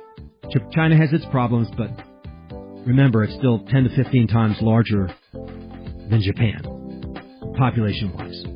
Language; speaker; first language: English; early bilingual, heritage; English